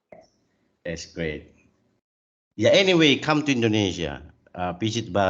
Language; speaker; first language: English; non-native, learner; Indonesian